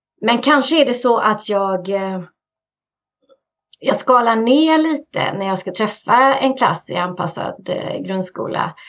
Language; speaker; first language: Swedish; native; Swedish